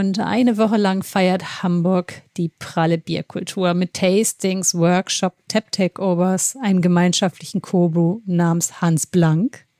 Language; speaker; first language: German; native; German